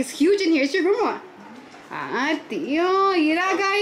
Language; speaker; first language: English; early bilingual, other home language; Spanish